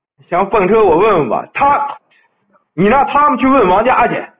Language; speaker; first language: Chinese; native; Chinese